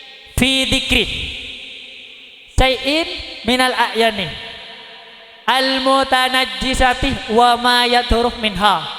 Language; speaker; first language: Arabic; non-native, fluent; Indonesian